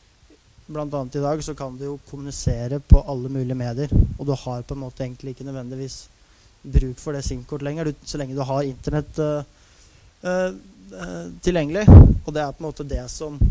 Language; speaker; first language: Norwegian; native; Norwegian